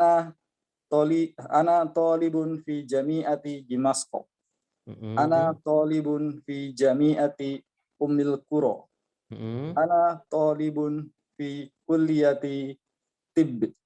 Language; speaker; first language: Arabic; non-native, learner; Indonesian